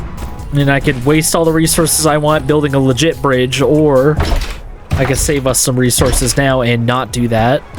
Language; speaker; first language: English; native; English